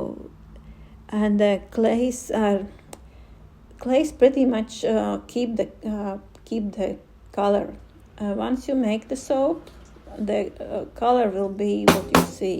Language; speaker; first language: English; non-native, fluent; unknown